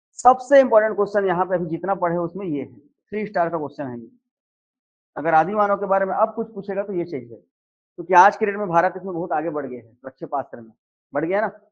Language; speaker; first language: Hindi; native; Hindi